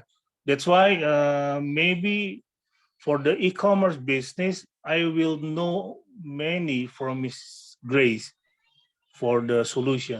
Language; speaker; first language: English; non-native, fluent; Indonesian